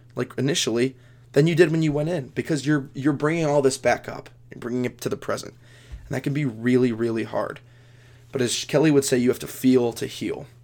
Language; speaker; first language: English; native; English